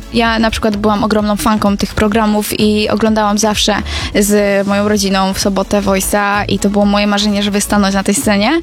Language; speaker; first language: Polish; native; Polish